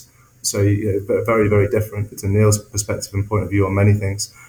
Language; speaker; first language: English; native; English